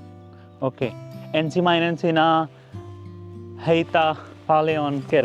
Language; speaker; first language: Finnish; non-native, learner; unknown